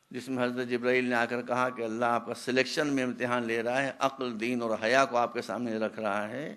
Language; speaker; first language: Hindi; native; Hindi